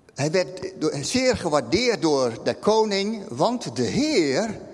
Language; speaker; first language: Dutch; native; Dutch